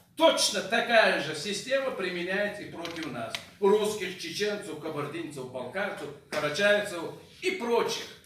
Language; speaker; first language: Russian; non-native, local second language; Chechen